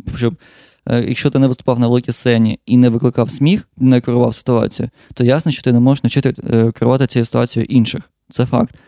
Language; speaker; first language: Ukrainian; non-native, local second language; Russian